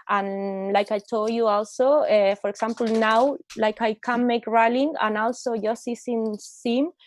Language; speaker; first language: English; non-native, learner; Spanish